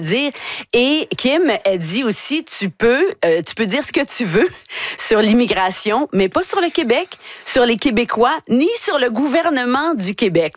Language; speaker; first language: French; native; French